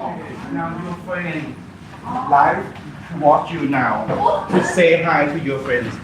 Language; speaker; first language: English; non-native, learner; Thai